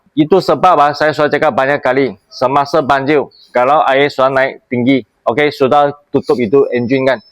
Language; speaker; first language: Malay; non-native, local second language; Chinese